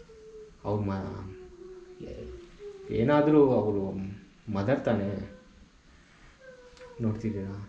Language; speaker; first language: Kannada; non-native, local second language; Telugu